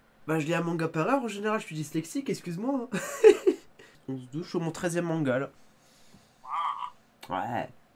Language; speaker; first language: French; native; French